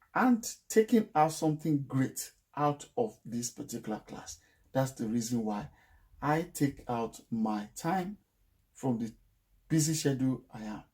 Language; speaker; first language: English; non-native, local second language; Yoruba